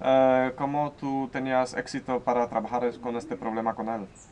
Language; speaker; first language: Spanish; non-native, learner; Polish